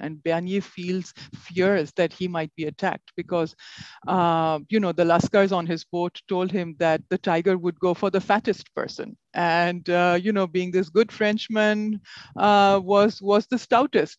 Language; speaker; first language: English; non-native, local second language; Bangla